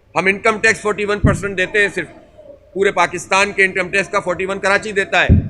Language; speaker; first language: Urdu; native; Urdu